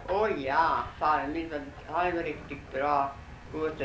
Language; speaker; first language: Norwegian; early bilingual, heritage; Norwegian